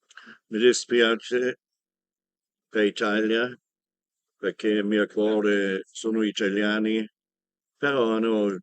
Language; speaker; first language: Italian; non-native, learner; German